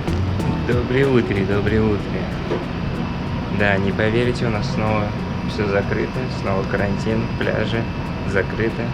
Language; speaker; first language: Russian; native; Russian